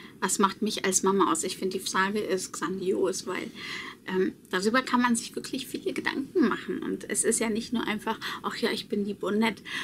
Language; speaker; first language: German; early bilingual, other home language; Polish